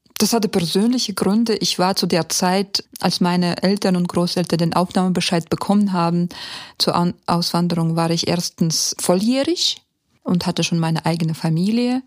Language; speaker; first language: German; early bilingual, heritage; German